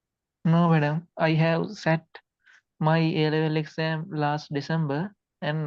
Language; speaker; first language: English; non-native, learner; Sinhala